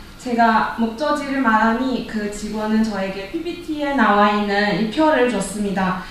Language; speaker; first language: Korean; non-native, fluent; Chinese